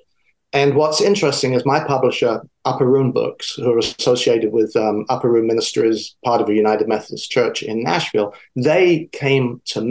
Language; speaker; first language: English; native; English